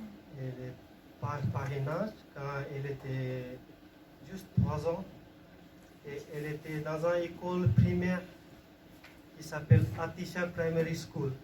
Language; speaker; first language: French; non-native, learner; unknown